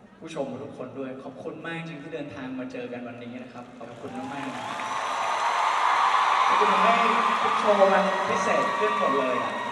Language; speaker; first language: Thai; native; Thai